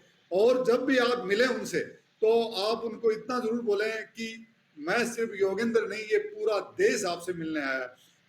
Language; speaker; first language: Hindi; native; Hindi